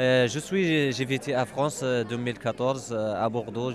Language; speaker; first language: French; non-native, learner; Arabic